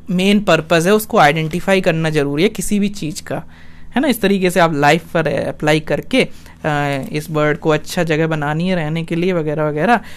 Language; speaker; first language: Hindi; native; Hindi